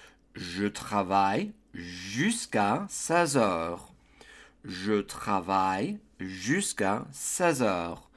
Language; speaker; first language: French; non-native, fluent; English